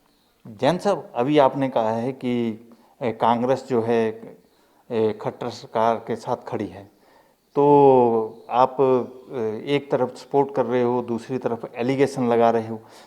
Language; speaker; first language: Hindi; native; Hindi